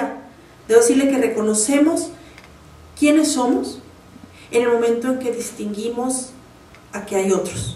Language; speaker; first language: Spanish; native; Spanish